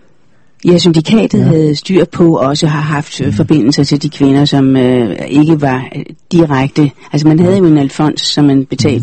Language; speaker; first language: Danish; native; Danish